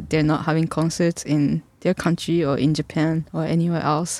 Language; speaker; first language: English; non-native, fluent; Japanese